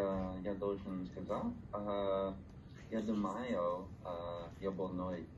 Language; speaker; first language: Russian; non-native, learner; English